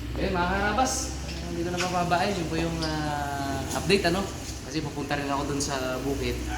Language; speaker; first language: Filipino; native; Filipino